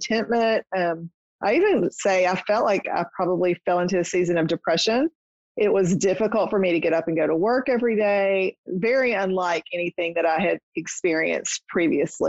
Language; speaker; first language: English; native; English